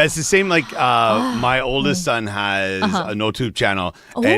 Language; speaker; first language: English; native; English